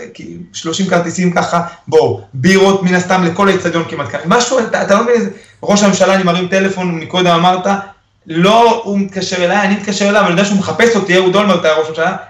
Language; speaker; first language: Hebrew; early bilingual, other home language; Spanish